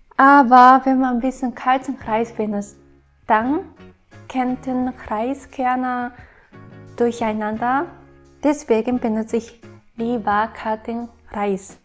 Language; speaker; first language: German; non-native, learner; Japanese